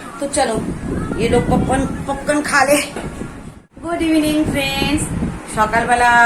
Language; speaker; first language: Hindi; non-native, local second language; Bangla